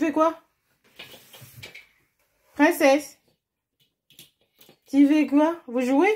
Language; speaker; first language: French; native; French